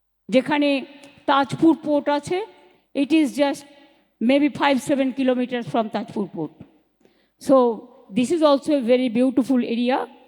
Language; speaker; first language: English; non-native, local second language; Bangla